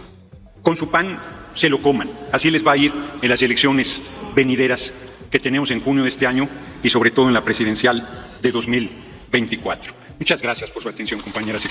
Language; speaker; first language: Spanish; native; Spanish